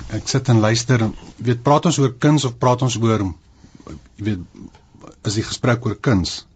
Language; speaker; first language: Afrikaans; native; Afrikaans